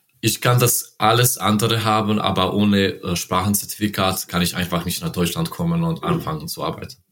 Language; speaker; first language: German; non-native, learner; Serbian